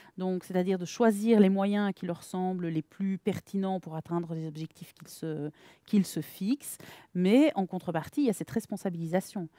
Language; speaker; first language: French; native; French